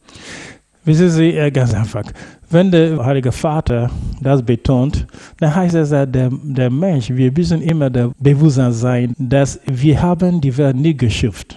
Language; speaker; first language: German; non-native, fluent; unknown